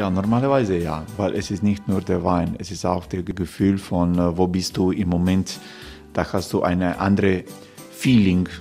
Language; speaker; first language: German; non-native, learner; Croatian